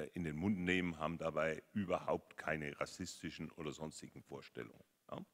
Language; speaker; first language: German; native; German